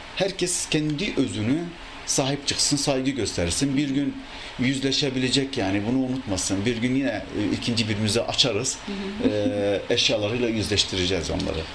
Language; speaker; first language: Turkish; native; Turkish